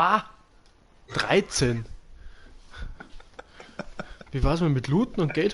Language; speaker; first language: German; native; German